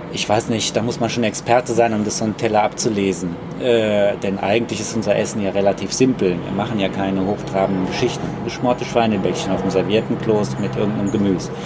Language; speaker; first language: German; native; German